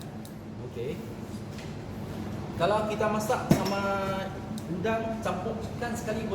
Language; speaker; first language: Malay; non-native, local second language; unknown